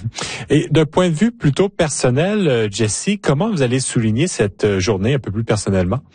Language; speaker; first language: French; native; French